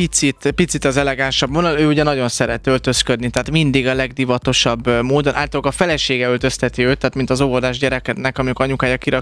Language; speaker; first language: Hungarian; native; Hungarian